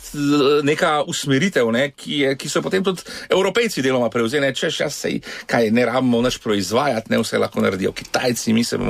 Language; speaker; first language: Slovenian; native; Slovenian